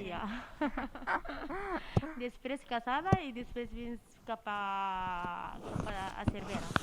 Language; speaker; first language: Catalan; non-native, learner; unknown